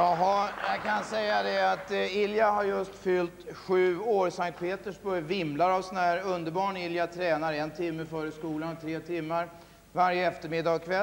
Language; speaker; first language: Swedish; native; Swedish